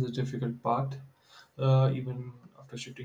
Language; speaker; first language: English; non-native, local second language; Hindi